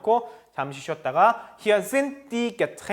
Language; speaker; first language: German; non-native, fluent; Korean